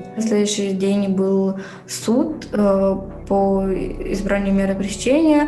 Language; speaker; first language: Russian; native; Russian